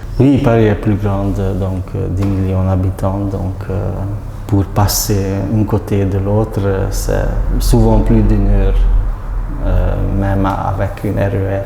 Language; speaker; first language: French; non-native, learner; Hungarian